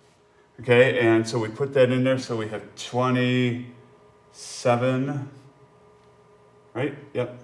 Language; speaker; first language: English; native; English